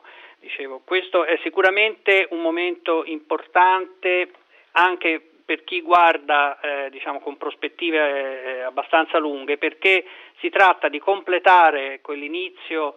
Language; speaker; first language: Italian; native; Italian